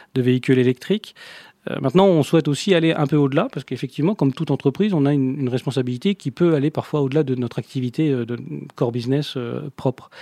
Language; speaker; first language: French; native; French